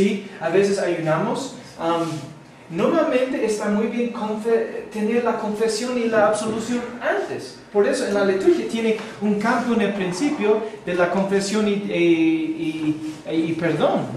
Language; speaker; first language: Spanish; non-native, fluent; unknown